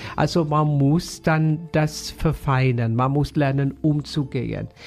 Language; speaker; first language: German; non-native, fluent; English